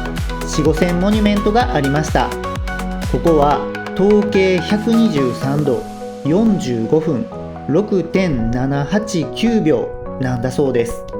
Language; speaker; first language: Japanese; native; Japanese